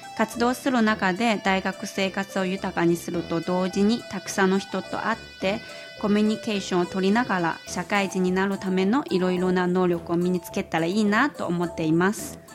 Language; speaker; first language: Japanese; non-native, fluent; Chinese